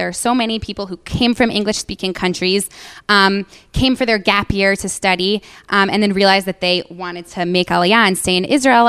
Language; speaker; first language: English; native; English